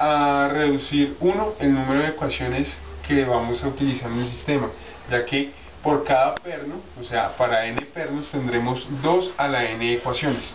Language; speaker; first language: Spanish; native; Spanish